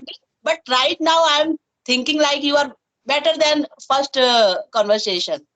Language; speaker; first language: English; non-native, fluent; Hindi